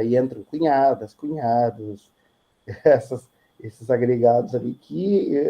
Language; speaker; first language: Portuguese; native; Portuguese